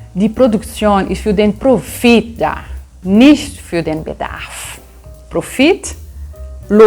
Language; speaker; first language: German; non-native, fluent; Portuguese